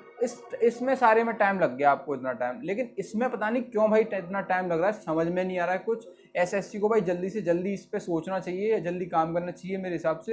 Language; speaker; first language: Hindi; native; Hindi